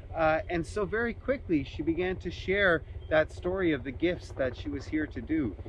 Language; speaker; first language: English; native; English